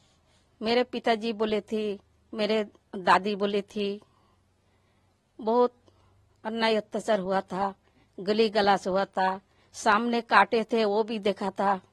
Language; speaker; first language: Hindi; early bilingual, other home language; Bangla